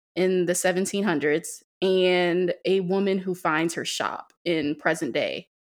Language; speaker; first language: English; native; English